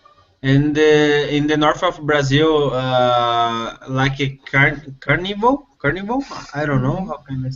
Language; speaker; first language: English; non-native, learner; Portuguese